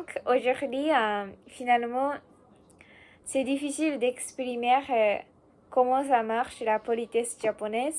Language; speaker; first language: French; non-native, learner; Japanese